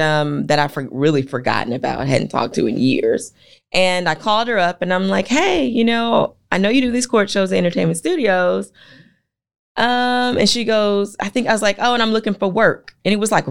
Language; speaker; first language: English; native; English